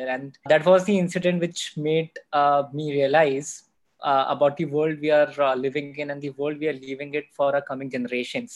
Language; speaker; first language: English; non-native, local second language; Hindi